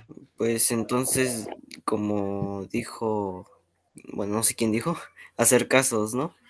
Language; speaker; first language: Spanish; native; Spanish